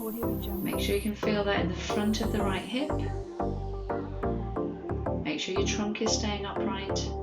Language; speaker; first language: English; native; English